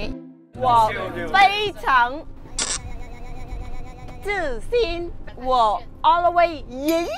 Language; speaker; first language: Chinese; non-native, learner; Vietnamese